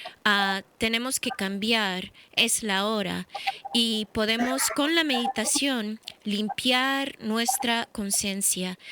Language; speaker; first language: Spanish; early bilingual, heritage; English